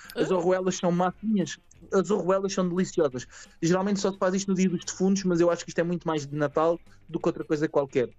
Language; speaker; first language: Portuguese; native; Portuguese